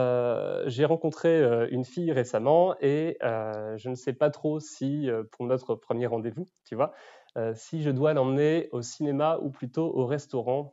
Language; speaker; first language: French; native; French